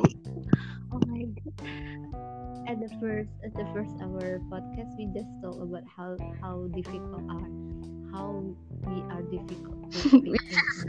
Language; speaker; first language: English; non-native, learner; Indonesian